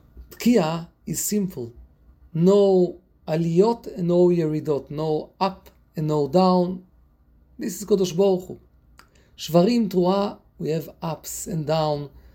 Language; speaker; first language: English; non-native, fluent; Hebrew